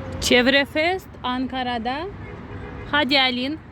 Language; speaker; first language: Turkish; non-native, learner; Russian